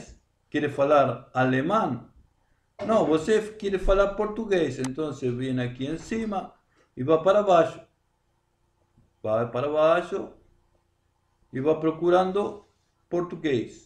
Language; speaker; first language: Spanish; non-native, learner; Portuguese